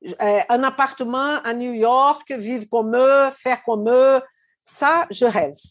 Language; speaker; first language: French; non-native, fluent; Portuguese